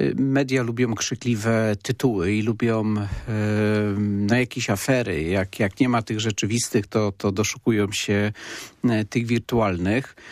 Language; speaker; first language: Polish; native; Polish